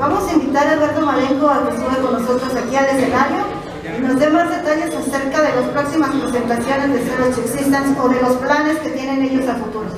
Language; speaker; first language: Spanish; native; Spanish